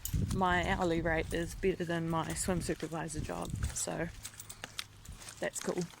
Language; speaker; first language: English; native; English